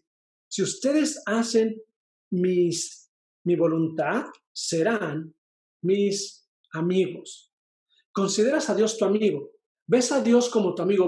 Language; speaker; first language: Spanish; native; Spanish